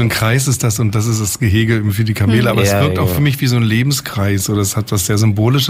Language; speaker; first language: German; native; German